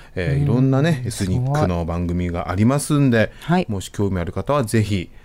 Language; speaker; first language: Japanese; native; Japanese